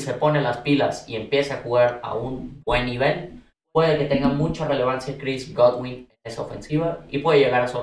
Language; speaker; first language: Spanish; native; Spanish